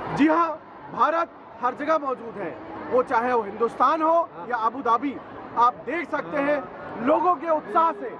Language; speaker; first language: Hindi; native; Hindi